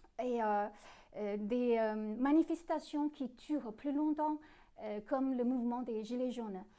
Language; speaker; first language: French; non-native, fluent; Chinese